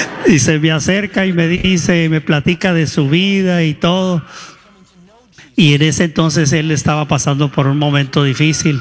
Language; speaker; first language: Spanish; native; Spanish